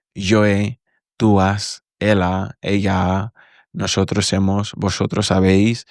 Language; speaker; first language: Spanish; non-native, fluent; English